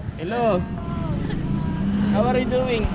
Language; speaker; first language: English; non-native, local second language; Filipino